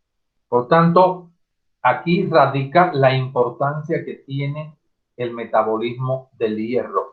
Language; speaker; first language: Spanish; native; Spanish